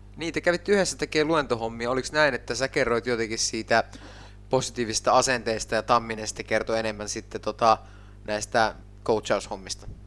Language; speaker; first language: Finnish; native; Finnish